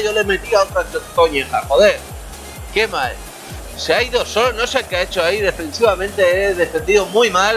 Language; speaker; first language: Spanish; native; Spanish